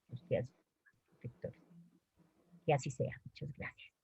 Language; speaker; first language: Spanish; native; Spanish